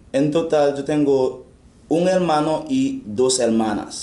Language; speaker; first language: Spanish; non-native, fluent; Haitian Creole